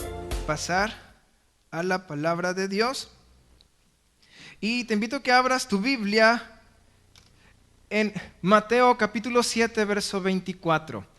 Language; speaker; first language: Spanish; native; Spanish